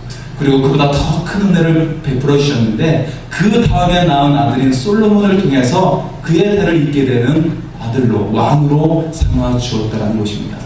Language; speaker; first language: Korean; native; Korean